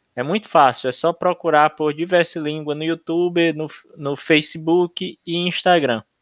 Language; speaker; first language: Portuguese; native; Portuguese